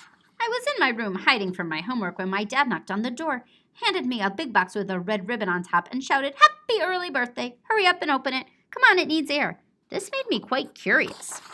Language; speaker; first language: English; native; English